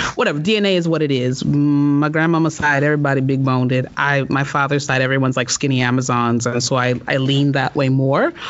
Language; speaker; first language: English; native; English